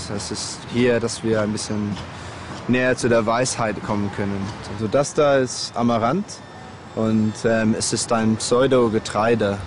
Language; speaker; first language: German; non-native, learner; English